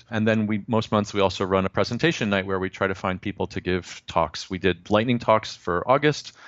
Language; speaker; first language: English; native; English